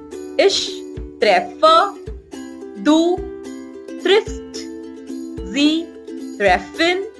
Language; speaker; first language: German; non-native, fluent; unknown